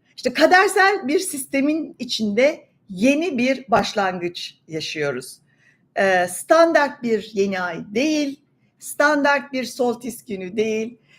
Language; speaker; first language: Turkish; native; Turkish